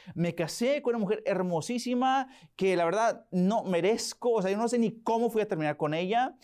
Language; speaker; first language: Spanish; early bilingual, heritage; Spanish